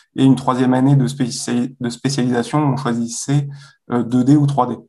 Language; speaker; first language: French; native; French